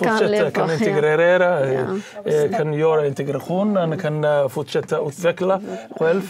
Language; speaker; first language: Swedish; non-native, learner; Somali